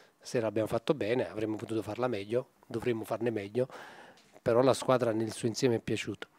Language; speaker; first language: Italian; native; Italian